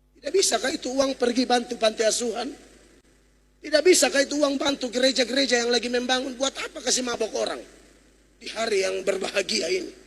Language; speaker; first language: Indonesian; native; Indonesian